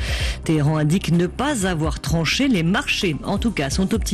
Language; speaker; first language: French; native; French